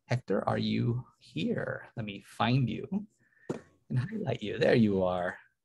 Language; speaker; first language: English; early bilingual, other home language; Spanish